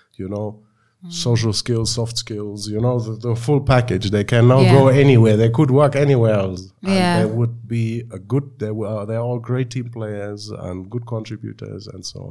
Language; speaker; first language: English; non-native, fluent; German